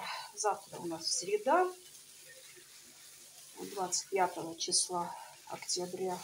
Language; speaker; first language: Russian; non-native, learner; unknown